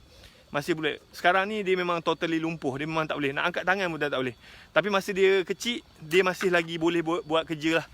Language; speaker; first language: Malay; native; Malay